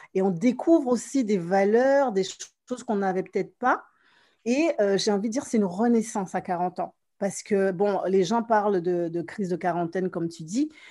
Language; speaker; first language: French; native; French